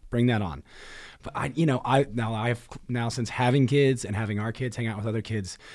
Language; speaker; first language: English; native; English